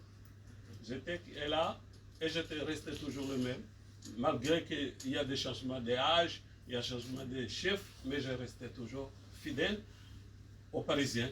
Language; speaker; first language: French; non-native, local second language; Comorian